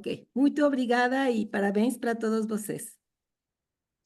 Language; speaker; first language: Portuguese; non-native, fluent; Spanish